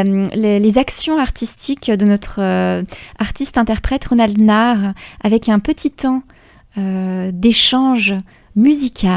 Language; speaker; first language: French; native; French